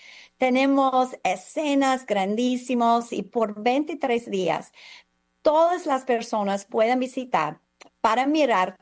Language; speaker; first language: Spanish; non-native, fluent; English